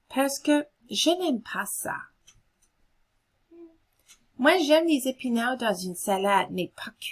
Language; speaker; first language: French; non-native, fluent; English